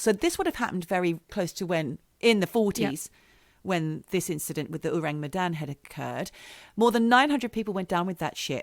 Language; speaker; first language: English; native; English